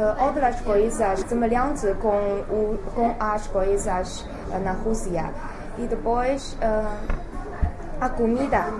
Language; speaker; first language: Portuguese; non-native, learner; Chinese